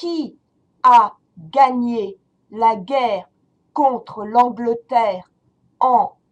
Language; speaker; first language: French; non-native, fluent; English